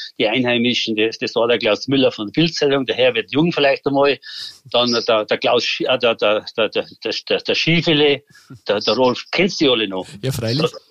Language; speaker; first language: German; native; German